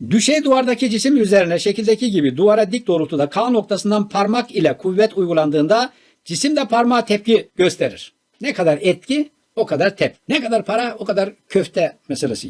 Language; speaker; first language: Turkish; native; Turkish